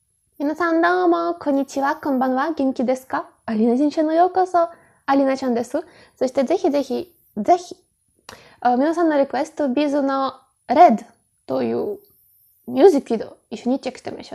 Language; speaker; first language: Japanese; non-native, fluent; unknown